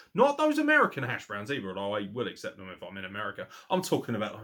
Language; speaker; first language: English; native; English